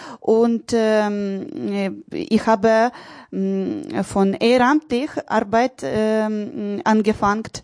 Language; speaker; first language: German; non-native, learner; Ukrainian